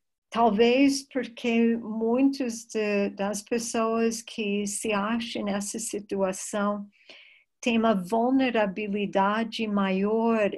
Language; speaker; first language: Portuguese; non-native, fluent; English